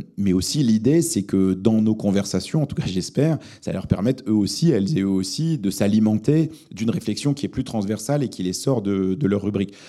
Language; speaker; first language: French; native; French